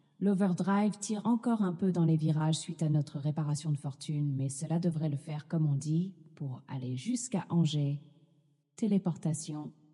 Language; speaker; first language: French; native; French